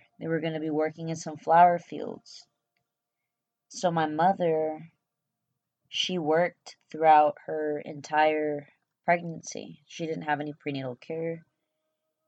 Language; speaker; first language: English; early bilingual, other home language; Spanish